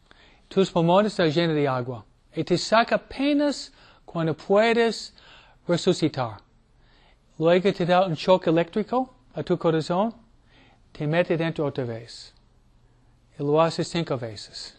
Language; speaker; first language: Spanish; non-native, fluent; English